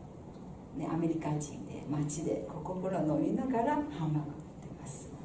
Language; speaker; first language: Japanese; non-native, fluent; Chinese